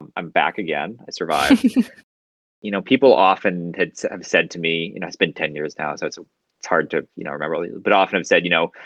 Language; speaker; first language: English; native; English